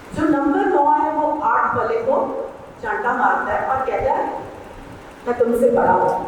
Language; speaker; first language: Hindi; non-native, local second language; Punjabi